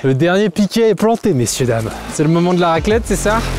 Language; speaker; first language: French; native; French